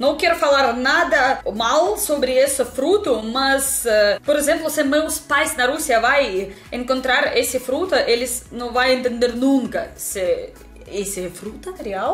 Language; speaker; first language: Portuguese; non-native, learner; Russian